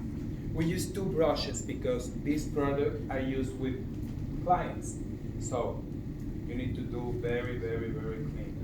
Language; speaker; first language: English; non-native, learner; Spanish